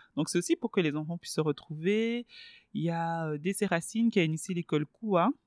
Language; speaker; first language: French; non-native, fluent; Swahili